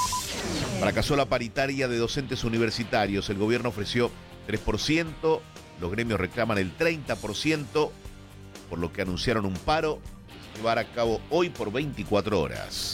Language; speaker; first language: Spanish; native; Spanish